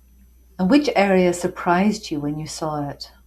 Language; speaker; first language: English; native; English